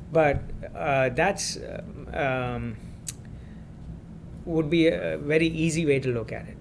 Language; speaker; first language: English; non-native, local second language; Gujarati